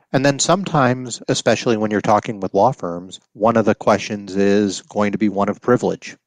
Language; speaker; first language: English; native; English